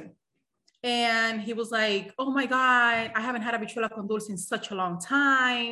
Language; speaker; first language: English; non-native, fluent; Spanish